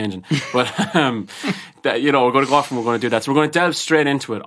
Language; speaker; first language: English; native; English